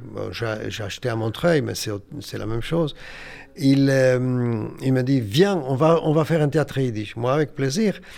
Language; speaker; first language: French; non-native, fluent; Yiddish